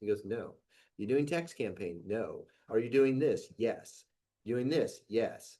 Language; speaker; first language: English; native; English